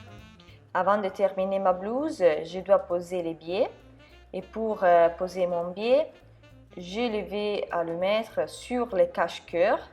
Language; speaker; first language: French; non-native, fluent; Italian